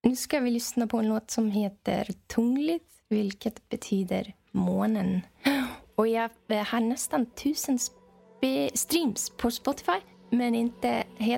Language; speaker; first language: Swedish; non-native, fluent; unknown